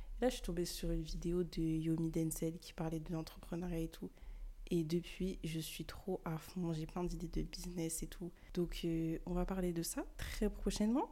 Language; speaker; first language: French; early bilingual, other home language; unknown